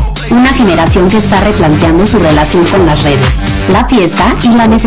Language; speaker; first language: Spanish; native; Spanish